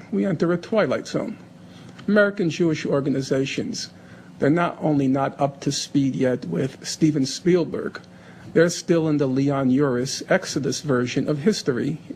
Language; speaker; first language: English; native; English